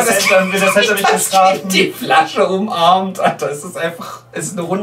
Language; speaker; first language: German; native; German